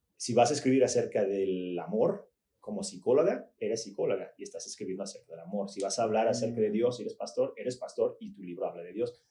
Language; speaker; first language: Spanish; early bilingual, other home language; English